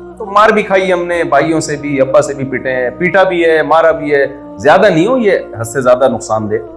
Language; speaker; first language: Urdu; native; Urdu